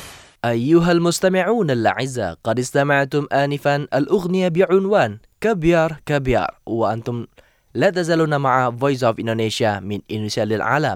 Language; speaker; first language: Arabic; non-native, fluent; Indonesian